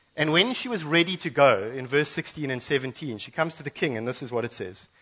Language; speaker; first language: English; native; English